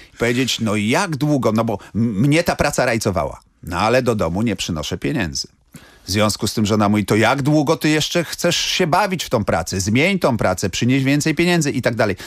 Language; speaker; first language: Polish; native; Polish